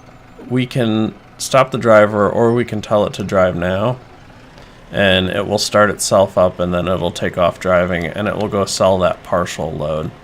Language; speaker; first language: English; native; English